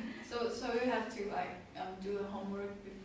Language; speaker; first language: English; non-native, learner; Chinese